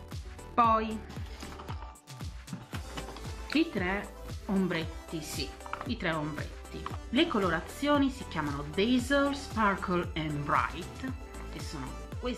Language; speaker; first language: Italian; native; Italian